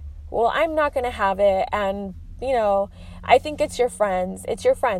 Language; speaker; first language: English; early bilingual, other home language; Spanish